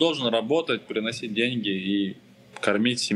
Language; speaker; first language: Russian; non-native, local second language; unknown